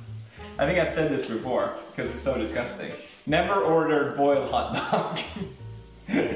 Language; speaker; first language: English; non-native, fluent; Swedish